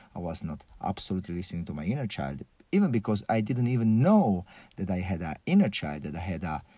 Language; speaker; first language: English; early bilingual, other home language; Italian